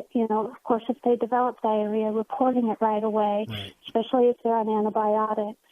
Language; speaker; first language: English; native; English